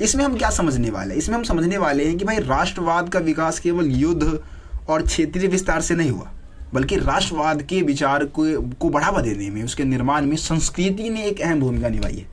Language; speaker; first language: Hindi; native; Hindi